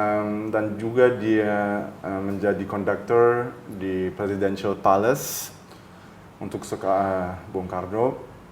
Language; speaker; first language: Indonesian; early bilingual, heritage; German